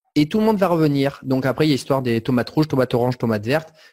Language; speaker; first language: French; native; French